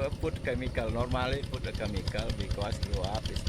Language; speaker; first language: English; non-native, learner; Indonesian